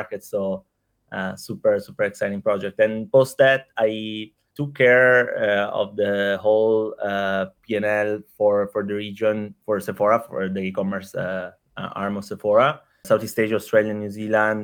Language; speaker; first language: English; non-native, fluent; Italian